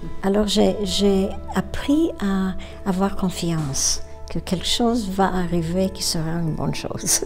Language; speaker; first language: French; non-native, fluent; Romanian